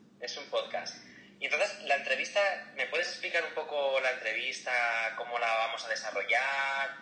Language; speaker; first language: Spanish; native; Spanish